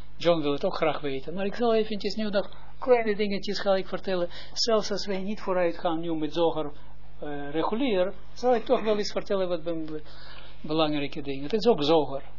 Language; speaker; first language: Dutch; non-native, fluent; Hebrew